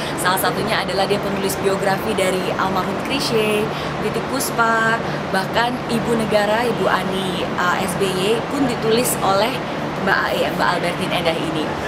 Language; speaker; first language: Indonesian; native; Indonesian